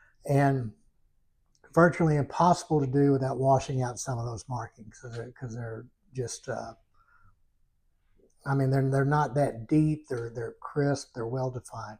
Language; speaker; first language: English; native; English